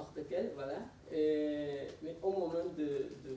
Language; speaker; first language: French; non-native, learner; Spanish